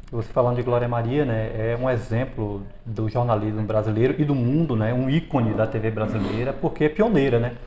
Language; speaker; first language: Portuguese; native; Portuguese